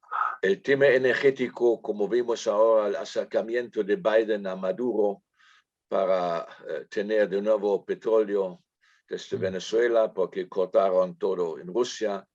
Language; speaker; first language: Spanish; non-native, fluent; German